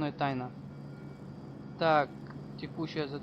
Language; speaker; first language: Russian; native; Russian